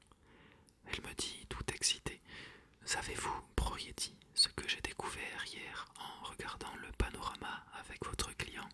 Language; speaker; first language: French; native; French